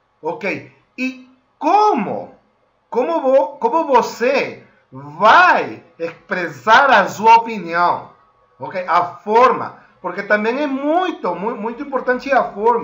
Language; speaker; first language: Portuguese; non-native, fluent; Spanish